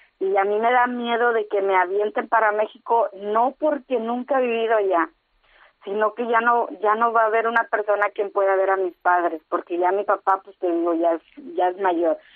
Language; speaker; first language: Spanish; native; Spanish